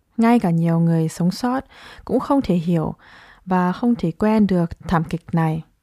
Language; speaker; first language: Vietnamese; early bilingual, heritage; Vietnamese